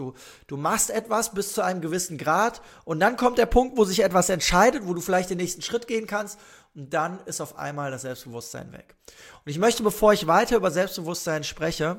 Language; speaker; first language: German; native; German